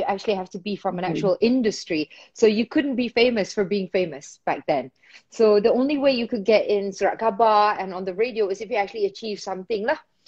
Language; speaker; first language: English; non-native, local second language; Malay